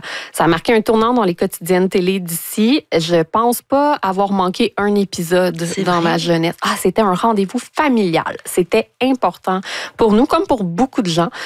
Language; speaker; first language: French; native; French